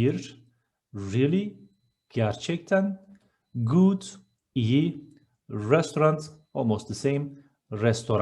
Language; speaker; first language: English; non-native, fluent; Turkish